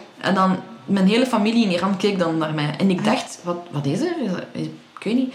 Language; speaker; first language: Dutch; early bilingual, other home language; Persian